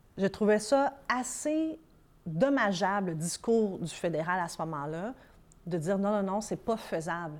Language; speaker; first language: French; early bilingual, other home language; Arabic